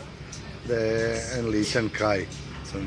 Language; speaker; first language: Swedish; non-native, fluent; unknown